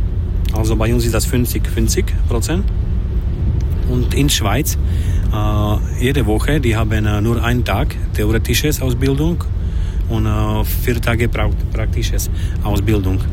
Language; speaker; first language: German; non-native, learner; Slovak